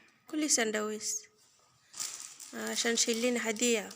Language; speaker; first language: Arabic; non-native, learner; Bangla